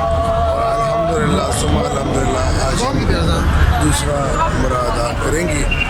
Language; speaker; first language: Urdu; native; Urdu